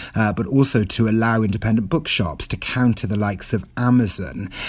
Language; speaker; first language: English; non-native, local second language; Welsh